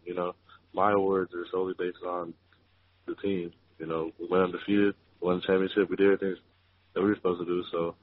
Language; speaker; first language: English; native; English